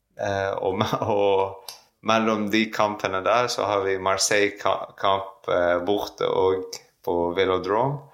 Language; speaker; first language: Norwegian; non-native, fluent; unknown